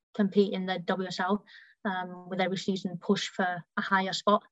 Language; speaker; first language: English; early bilingual, heritage; German